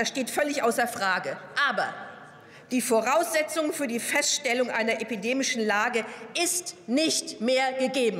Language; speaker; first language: German; native; German